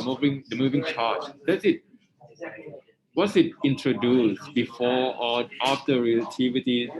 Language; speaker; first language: English; non-native, fluent; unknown